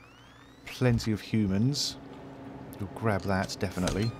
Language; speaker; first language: English; native; English